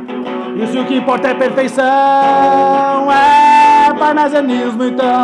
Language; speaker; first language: Portuguese; native; Portuguese